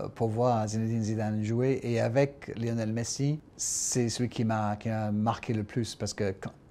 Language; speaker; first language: French; non-native, fluent; English